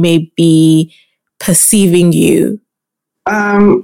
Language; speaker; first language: English; non-native, local second language; Yoruba